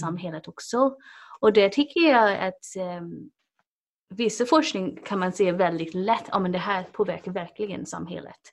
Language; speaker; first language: Swedish; non-native, fluent; English